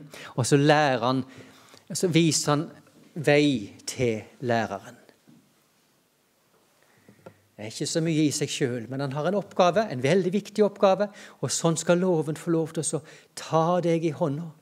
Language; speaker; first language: Norwegian; native; Norwegian